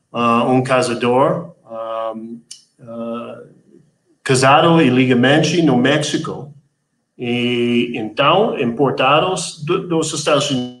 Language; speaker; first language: Spanish; non-native, learner; English